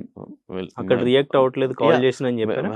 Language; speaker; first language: Telugu; native; Telugu